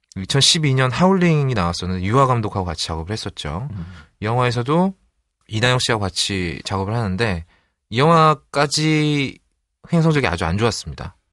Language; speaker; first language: Korean; native; Korean